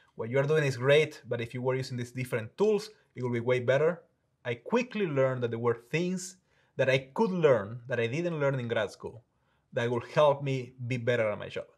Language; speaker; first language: English; non-native, fluent; Spanish